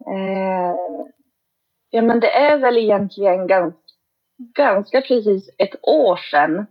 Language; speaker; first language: Swedish; native; Swedish